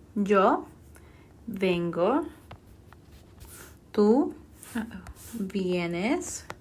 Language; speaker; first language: Spanish; non-native, fluent; English